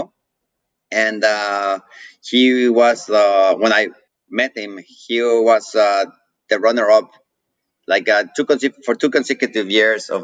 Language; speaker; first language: English; non-native, fluent; Spanish